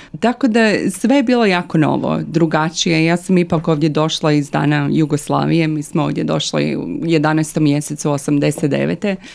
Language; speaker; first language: Croatian; early bilingual, other home language; English